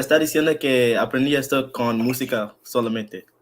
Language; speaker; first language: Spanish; non-native, learner; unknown